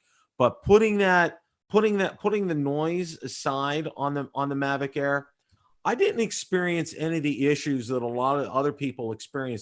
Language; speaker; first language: English; native; English